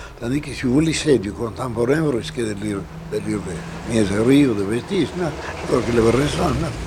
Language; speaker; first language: French; non-native, fluent; Spanish